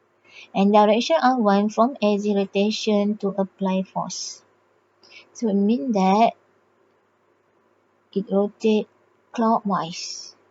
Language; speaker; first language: English; non-native, local second language; Malay